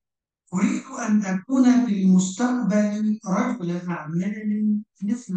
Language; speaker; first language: Arabic; non-native, learner; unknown